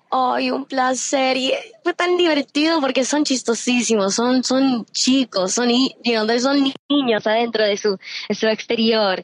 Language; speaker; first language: Spanish; early bilingual, heritage; Spanish